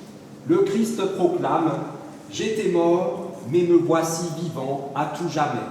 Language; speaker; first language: French; native; French